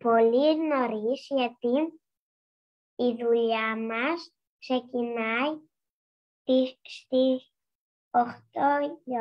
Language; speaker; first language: Greek; non-native, learner; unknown